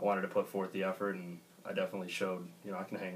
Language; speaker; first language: English; native; English